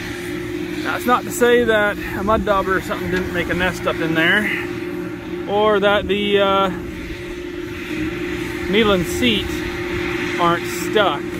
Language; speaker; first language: English; native; English